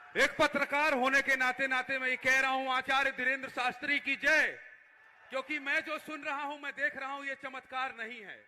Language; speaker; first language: Hindi; native; Hindi